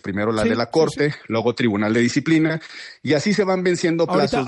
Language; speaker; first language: Spanish; native; Spanish